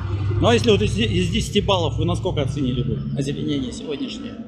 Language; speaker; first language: Russian; native; Russian